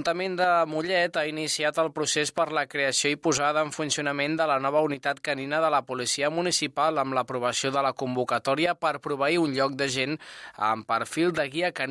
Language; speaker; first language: Catalan; native; Catalan